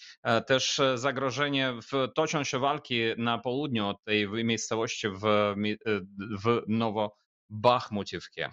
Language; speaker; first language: Polish; non-native, fluent; Ukrainian